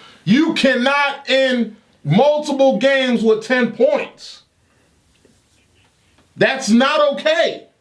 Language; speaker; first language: English; native; English